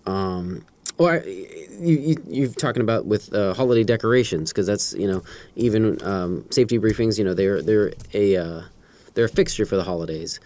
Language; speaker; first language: English; native; English